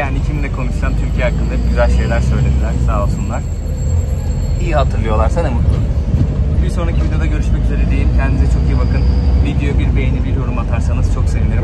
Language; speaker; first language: Turkish; native; Turkish